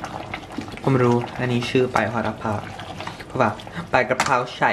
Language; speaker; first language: Thai; early bilingual, heritage; Thai